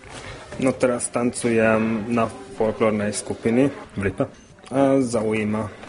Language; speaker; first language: Slovak; non-native, local second language; Hungarian